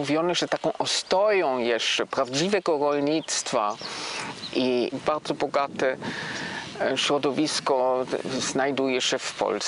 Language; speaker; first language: Polish; non-native, fluent; German